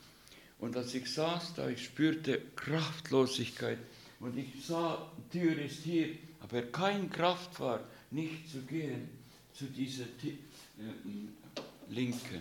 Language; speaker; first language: German; non-native, learner; Russian